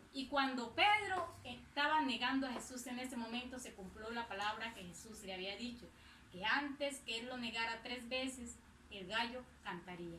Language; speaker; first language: Spanish; native; Spanish